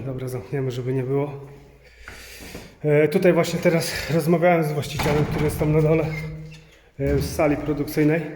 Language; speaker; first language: Polish; native; Polish